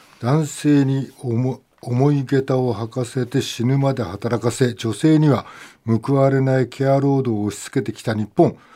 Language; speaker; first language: Japanese; native; Japanese